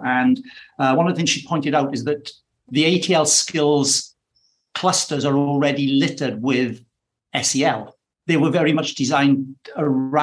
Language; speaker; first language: English; native; English